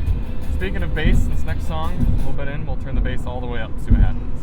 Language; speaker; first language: English; native; English